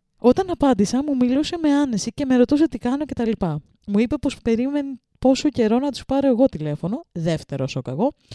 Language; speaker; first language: Greek; early bilingual, other home language; Russian